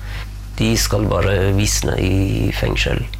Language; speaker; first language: Norwegian; non-native, fluent; Persian